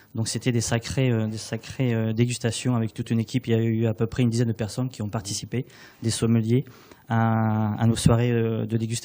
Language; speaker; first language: French; native; French